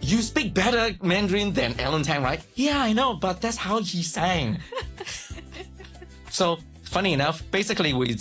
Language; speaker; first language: English; non-native, local second language; Chinese